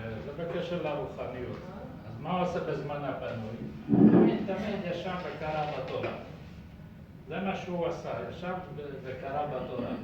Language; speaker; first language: Hebrew; early bilingual, other home language; Persian